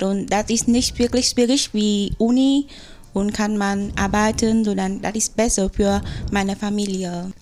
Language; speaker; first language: German; non-native, learner; Vietnamese